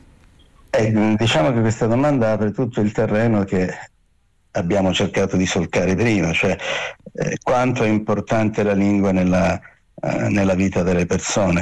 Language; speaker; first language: Italian; native; Italian